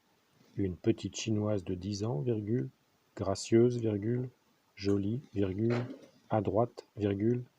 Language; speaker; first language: French; native; French